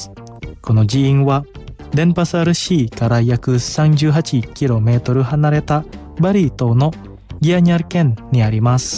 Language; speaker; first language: Japanese; non-native, fluent; Indonesian